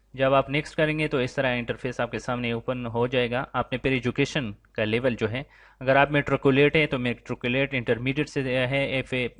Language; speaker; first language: Urdu; native; Urdu